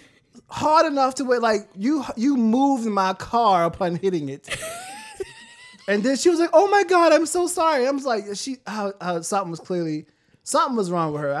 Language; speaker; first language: English; native; English